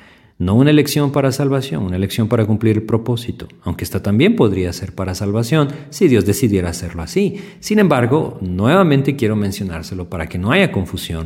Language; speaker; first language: Spanish; native; Spanish